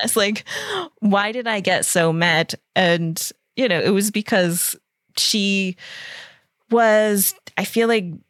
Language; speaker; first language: English; native; English